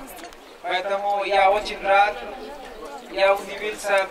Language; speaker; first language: Russian; non-native, learner; Bangla